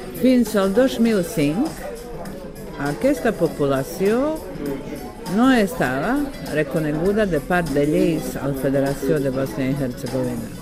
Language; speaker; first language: Catalan; non-native, learner; Bosnian